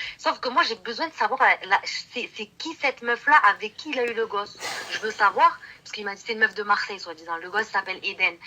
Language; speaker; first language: French; early bilingual, other home language; Arabic